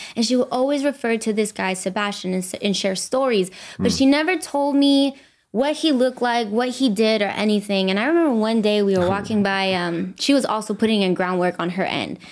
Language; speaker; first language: English; early bilingual, other home language; Spanish